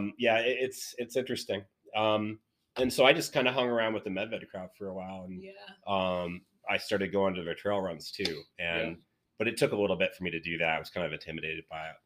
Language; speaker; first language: English; native; English